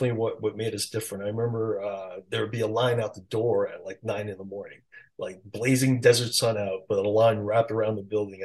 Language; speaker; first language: English; early bilingual, other home language; Chinese